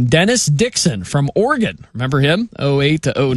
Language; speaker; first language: English; native; English